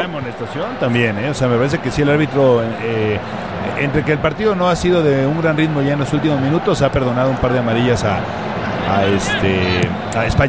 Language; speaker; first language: Spanish; native; Spanish